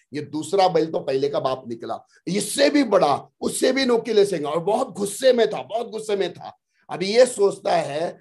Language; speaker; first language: Hindi; non-native, local second language; Marathi